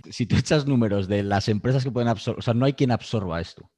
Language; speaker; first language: Spanish; native; Spanish